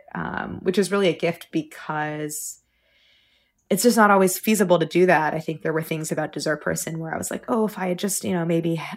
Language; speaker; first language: English; native; English